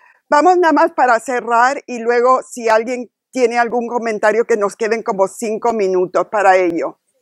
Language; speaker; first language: Spanish; early bilingual, heritage; Spanish